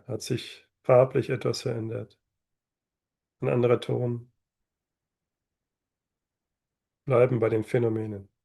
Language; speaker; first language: German; native; German